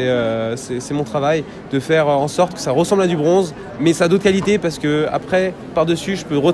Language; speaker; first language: French; native; French